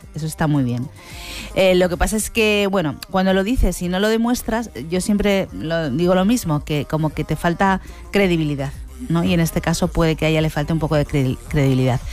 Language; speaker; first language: Spanish; native; Spanish